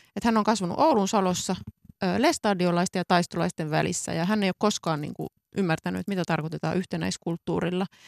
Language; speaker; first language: Finnish; native; Finnish